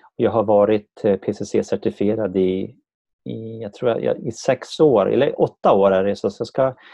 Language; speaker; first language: Swedish; native; Swedish